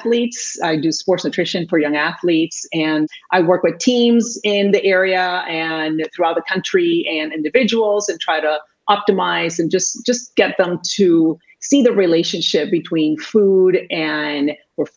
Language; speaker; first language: English; non-native, fluent; Spanish